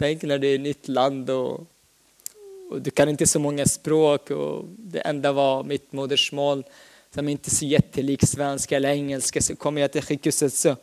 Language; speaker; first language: Swedish; non-native, fluent; Arabic